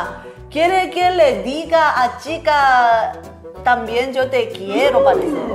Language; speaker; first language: Spanish; non-native, learner; Korean